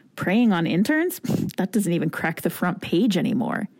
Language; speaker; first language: English; native; English